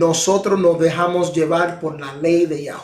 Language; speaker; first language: Spanish; non-native, fluent; English